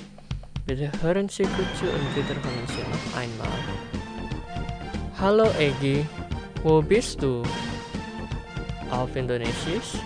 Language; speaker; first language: German; non-native, fluent; Indonesian